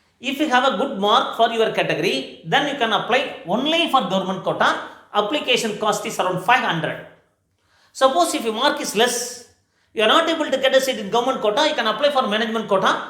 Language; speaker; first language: English; non-native, local second language; Tamil